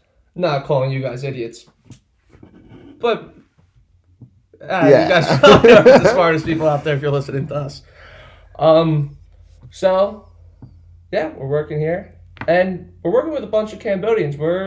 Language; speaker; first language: English; native; English